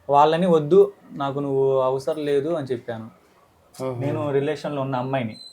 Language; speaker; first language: Telugu; native; Telugu